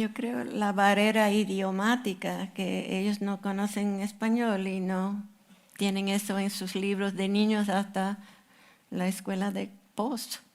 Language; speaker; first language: Spanish; non-native, fluent; English